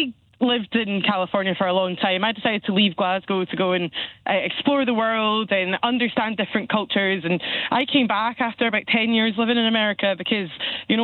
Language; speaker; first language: English; native; English